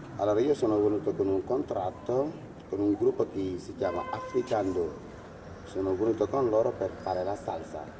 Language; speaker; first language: Italian; non-native, fluent; Wolof